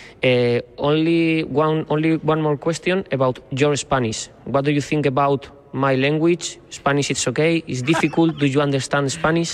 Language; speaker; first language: English; non-native, learner; Spanish